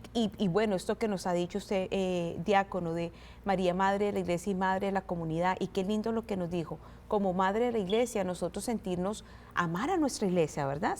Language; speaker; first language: Spanish; native; Spanish